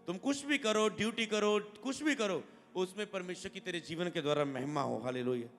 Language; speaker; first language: Hindi; non-native, local second language; Punjabi